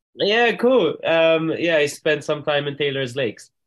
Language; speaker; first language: English; non-native, fluent; Maltese